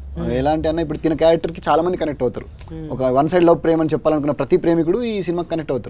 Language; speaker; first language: Telugu; native; Telugu